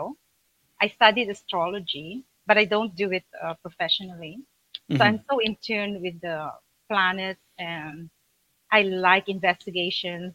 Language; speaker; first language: English; non-native, local second language; Filipino